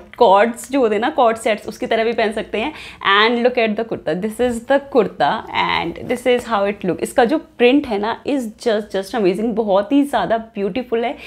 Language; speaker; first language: Hindi; native; Hindi